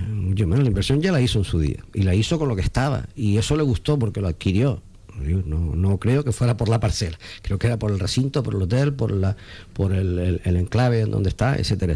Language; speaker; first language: Spanish; native; Spanish